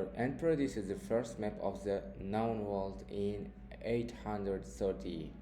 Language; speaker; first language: English; non-native, fluent; Uzbek